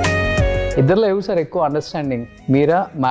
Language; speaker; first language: Telugu; native; Telugu